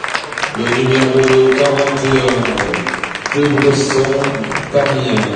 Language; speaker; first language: French; native; French